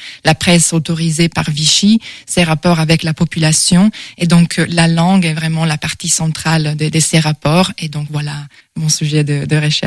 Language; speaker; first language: French; non-native, fluent; Italian